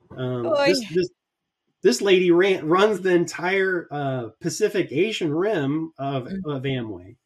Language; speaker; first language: English; native; English